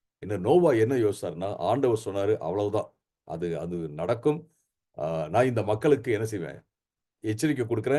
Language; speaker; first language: Tamil; native; Tamil